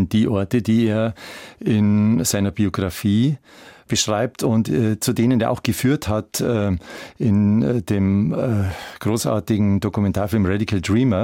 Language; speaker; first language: German; native; German